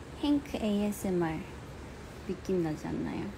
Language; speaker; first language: Korean; early bilingual, heritage; Korean